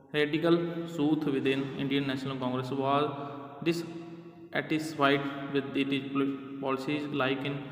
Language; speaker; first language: English; non-native, local second language; Punjabi